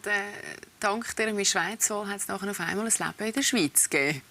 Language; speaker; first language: German; native; German